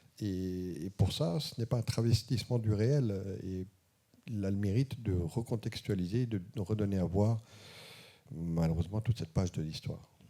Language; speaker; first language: French; early bilingual, heritage; French